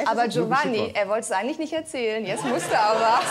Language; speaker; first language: German; native; German